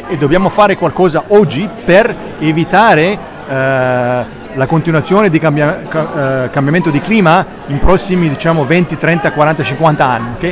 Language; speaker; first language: Italian; non-native, learner; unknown